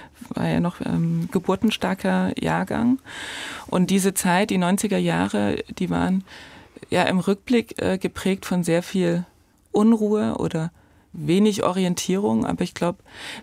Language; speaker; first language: German; native; German